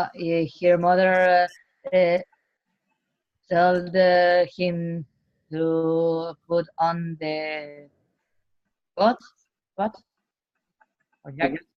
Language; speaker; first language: English; non-native, learner; Spanish